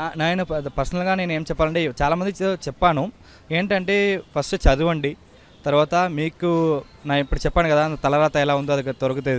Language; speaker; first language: Telugu; early bilingual, heritage; Tamil